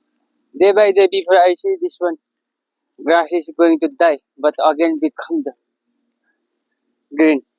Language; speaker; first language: English; non-native, learner; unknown